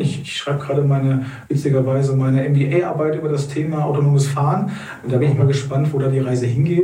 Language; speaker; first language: German; native; German